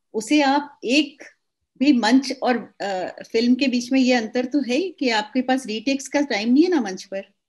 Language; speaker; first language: Hindi; native; Hindi